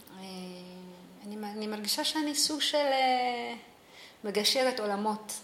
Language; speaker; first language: Hebrew; early bilingual, other home language; Amharic